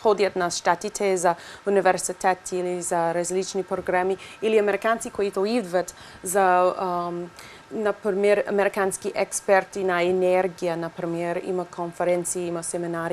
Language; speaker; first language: Bulgarian; non-native, learner; English